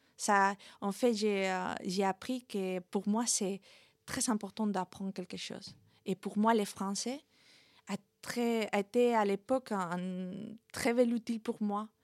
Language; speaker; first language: French; non-native, fluent; Spanish